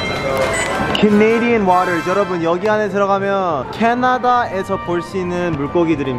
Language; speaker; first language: Korean; early bilingual, heritage; Korean